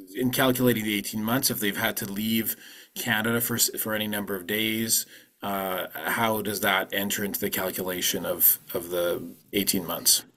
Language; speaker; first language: English; early bilingual, other home language; Ukrainian